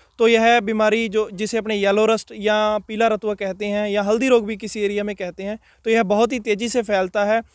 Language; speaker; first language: Hindi; non-native, local second language; Punjabi